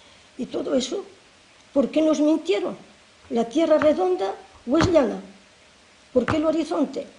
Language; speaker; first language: Spanish; native; Spanish